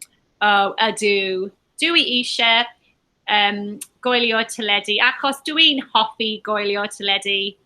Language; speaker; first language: Welsh; non-native, learner; English